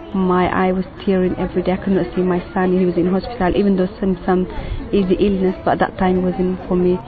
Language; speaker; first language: English; non-native, fluent; Tigrinya